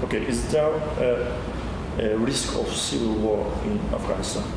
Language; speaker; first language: English; non-native, learner; Turkish